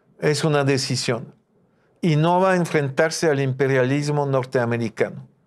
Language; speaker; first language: Spanish; non-native, fluent; French